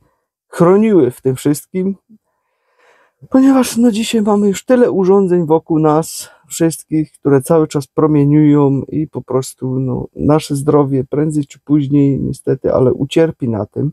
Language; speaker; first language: Polish; native; Polish